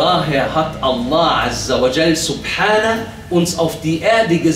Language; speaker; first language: German; early bilingual, other home language; Arabic